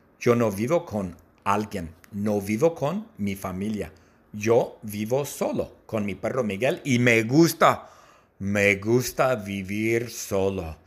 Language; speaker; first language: Spanish; non-native, learner; English